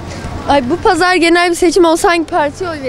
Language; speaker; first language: Turkish; native; Turkish